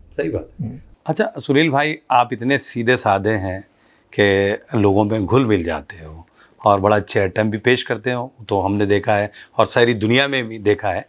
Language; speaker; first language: Hindi; non-native, local second language; Urdu